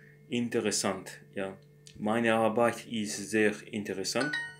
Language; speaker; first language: German; non-native, learner; Morisyen